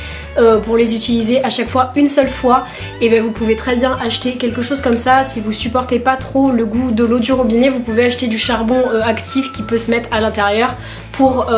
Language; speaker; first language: French; native; French